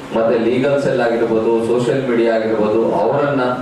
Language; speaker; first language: Kannada; native; Kannada